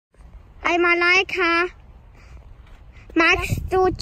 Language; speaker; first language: German; early bilingual, other home language; Indonesian